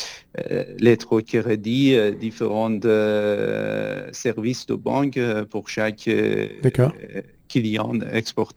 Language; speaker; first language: French; non-native, fluent; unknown